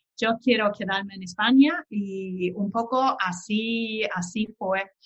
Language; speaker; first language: Spanish; non-native, fluent; Swedish